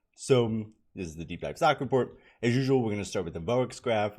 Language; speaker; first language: English; native; English